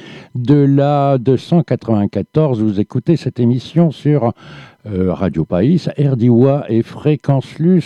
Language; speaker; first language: French; native; French